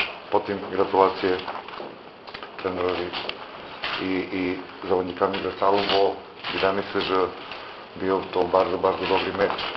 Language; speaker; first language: Polish; non-native, fluent; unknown